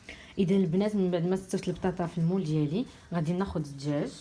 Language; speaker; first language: Arabic; native; Arabic